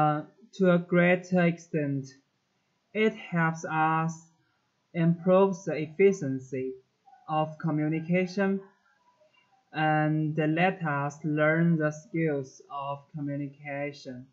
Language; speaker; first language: English; non-native, learner; Chinese